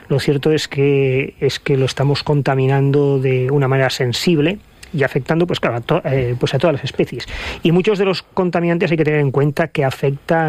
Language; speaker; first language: Spanish; native; Spanish